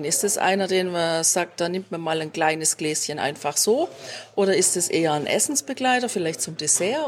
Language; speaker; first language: German; native; German